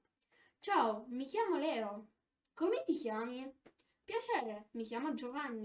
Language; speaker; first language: Italian; non-native, fluent; Polish